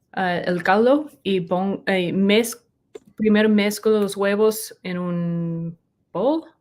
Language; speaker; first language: Spanish; non-native, learner; English